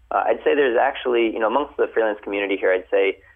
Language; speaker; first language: English; native; English